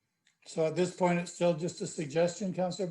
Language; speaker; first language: English; native; English